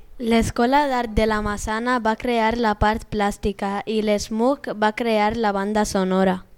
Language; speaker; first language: Catalan; early bilingual, other home language; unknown